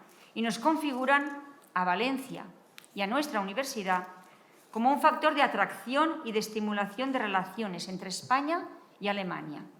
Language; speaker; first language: Spanish; native; Spanish